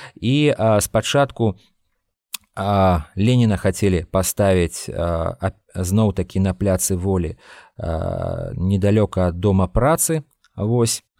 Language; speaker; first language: Belarusian; non-native, local second language; Russian